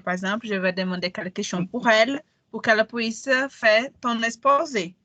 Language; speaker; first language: French; non-native, learner; Portuguese